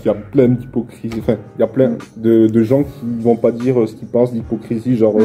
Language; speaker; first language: French; native; French